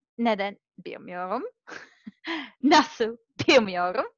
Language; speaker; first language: Turkish; non-native, learner; Serbian